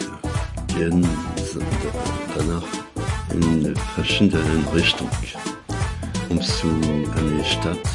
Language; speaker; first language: German; non-native, learner; French